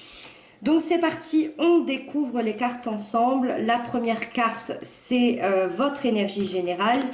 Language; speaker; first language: French; native; French